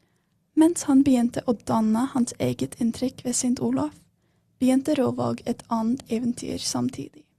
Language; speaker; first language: Norwegian; non-native, learner; English